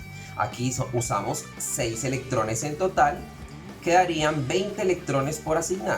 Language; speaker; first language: Spanish; native; Spanish